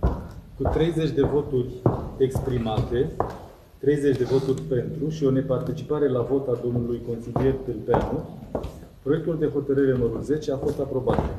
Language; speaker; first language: Romanian; native; Romanian